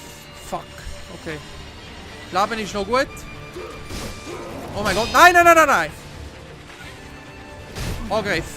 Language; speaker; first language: German; native; German